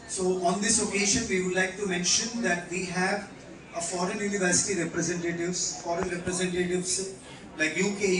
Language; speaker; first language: English; non-native, local second language; Telugu